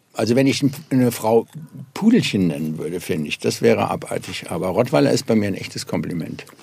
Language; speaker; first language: German; native; German